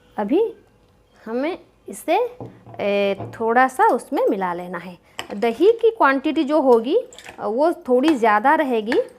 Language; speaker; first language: Hindi; non-native, local second language; Bangla